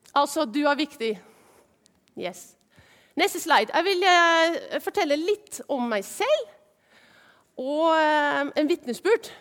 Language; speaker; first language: Norwegian; non-native, fluent; Dutch